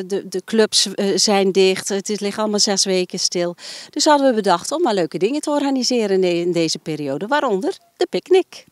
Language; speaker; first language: Dutch; native; Dutch